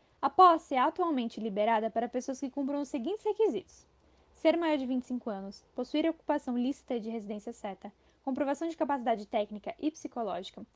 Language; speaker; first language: Portuguese; native; Portuguese